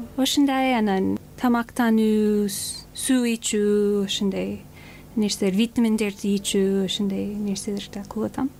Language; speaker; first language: Kyrgyz; non-native, fluent; English